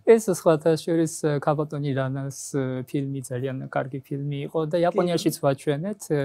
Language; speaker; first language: Georgian; non-native, fluent; Japanese